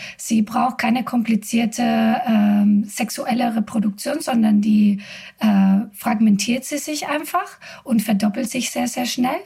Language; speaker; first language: German; non-native, fluent; Spanish